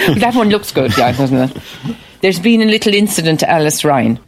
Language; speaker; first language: English; native; English